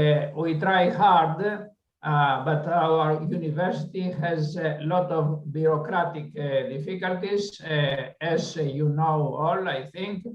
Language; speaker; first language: English; non-native, learner; Greek